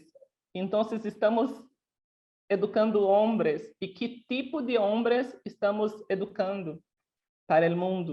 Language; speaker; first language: Spanish; non-native, local second language; Portuguese